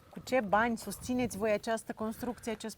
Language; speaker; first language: Romanian; native; Romanian